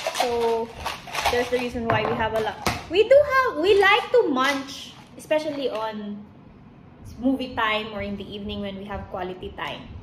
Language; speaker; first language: English; non-native, local second language; Hiligaynon